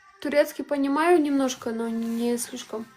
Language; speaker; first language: Russian; non-native, local second language; Kazakh